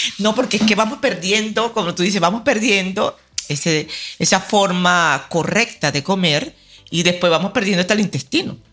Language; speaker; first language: Spanish; native; Spanish